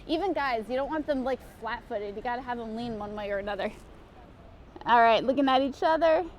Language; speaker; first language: English; native; English